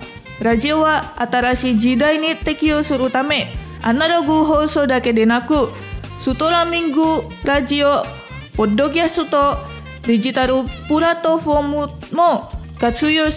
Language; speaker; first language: Japanese; non-native, fluent; Indonesian